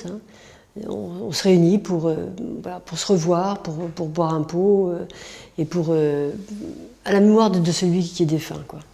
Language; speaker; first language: French; native; French